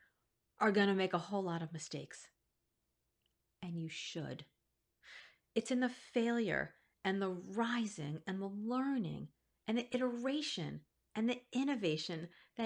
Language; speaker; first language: English; native; English